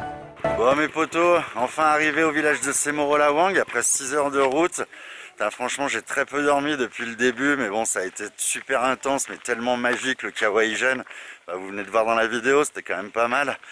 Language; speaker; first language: French; native; French